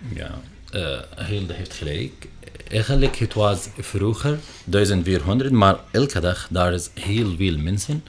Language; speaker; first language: Dutch; non-native, learner; Arabic